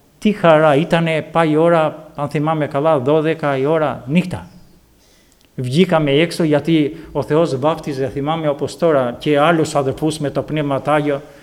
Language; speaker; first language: Greek; non-native, fluent; Albanian